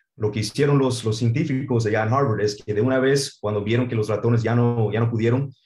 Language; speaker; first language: Spanish; early bilingual, heritage; Spanish